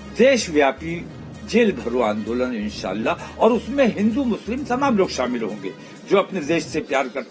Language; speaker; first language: Hindi; native; Hindi